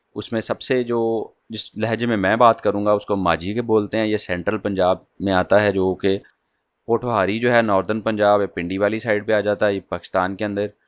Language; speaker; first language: Urdu; non-native, local second language; Punjabi